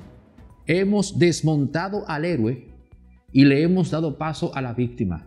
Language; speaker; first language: Spanish; native; Spanish